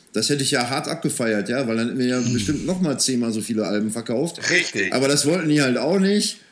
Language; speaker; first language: German; native; German